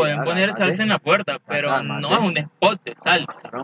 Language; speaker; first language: Spanish; native; Spanish